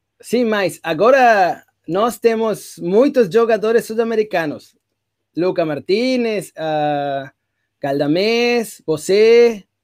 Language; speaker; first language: Portuguese; non-native, learner; Spanish